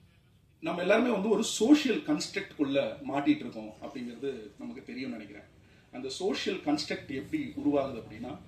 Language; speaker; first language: Tamil; native; Tamil